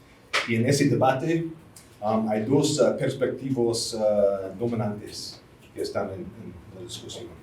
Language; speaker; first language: Spanish; non-native, fluent; English